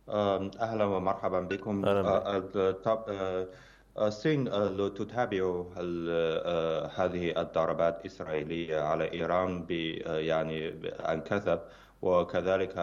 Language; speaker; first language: Arabic; non-native, fluent; Chinese